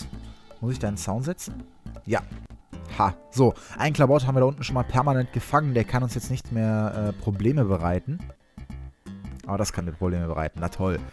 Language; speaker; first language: German; native; German